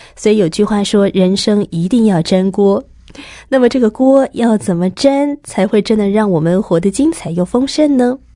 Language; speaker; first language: Chinese; native; Chinese